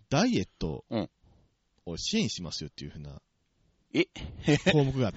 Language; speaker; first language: Japanese; native; Japanese